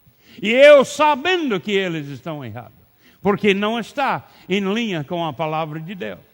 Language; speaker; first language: Portuguese; non-native, learner; English